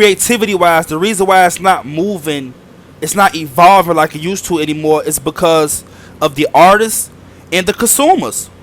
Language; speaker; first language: English; native; English